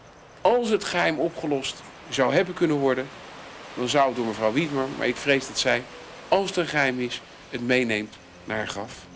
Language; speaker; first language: Dutch; native; Dutch